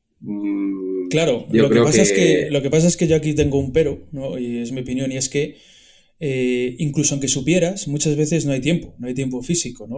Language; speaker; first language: Spanish; native; Spanish